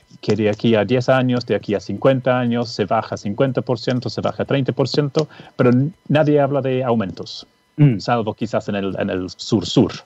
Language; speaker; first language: Spanish; non-native, fluent; English